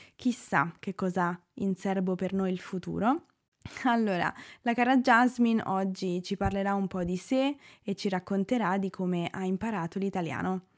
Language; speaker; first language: Italian; native; Italian